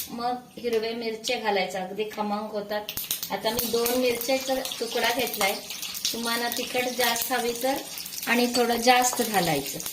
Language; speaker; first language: Marathi; non-native, local second language; Kannada